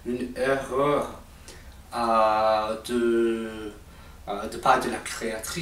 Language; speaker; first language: French; non-native, fluent; English